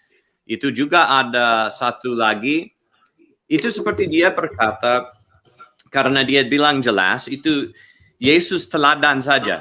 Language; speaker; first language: Indonesian; non-native, learner; English